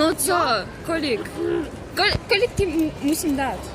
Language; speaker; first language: Czech; non-native, learner; Ukrainian